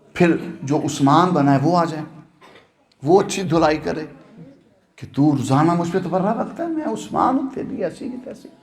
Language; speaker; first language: Urdu; non-native, local second language; Punjabi